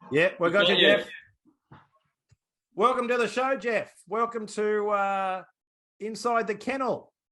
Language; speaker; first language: English; native; English